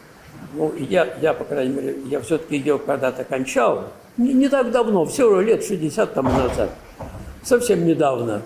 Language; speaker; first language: Russian; native; Russian